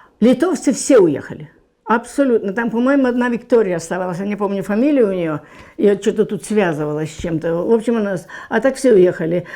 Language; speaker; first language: Russian; non-native, local second language; German